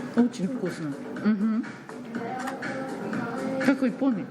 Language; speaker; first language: Russian; non-native, learner; Japanese